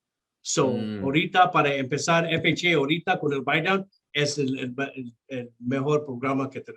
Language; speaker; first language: Spanish; non-native, local second language; English